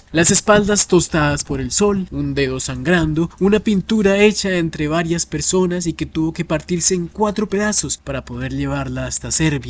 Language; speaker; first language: Spanish; native; Spanish